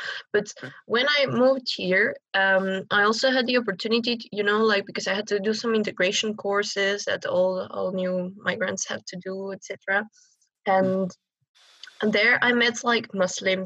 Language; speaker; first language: English; non-native, fluent; Spanish